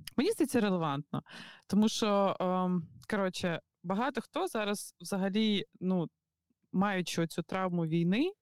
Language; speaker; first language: Ukrainian; native; Ukrainian